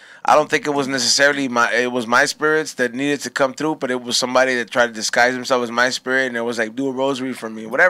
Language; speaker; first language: English; early bilingual, other home language; Spanish